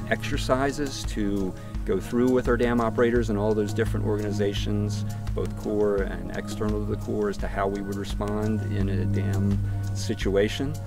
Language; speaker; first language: English; native; English